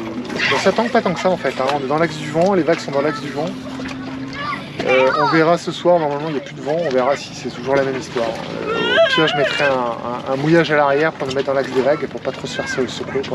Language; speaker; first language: French; native; French